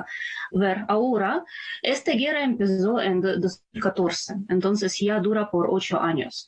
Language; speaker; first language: Spanish; non-native, fluent; Ukrainian